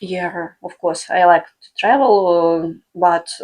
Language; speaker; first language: English; non-native, fluent; Russian